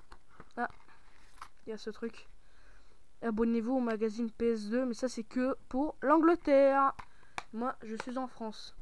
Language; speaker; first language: French; native; French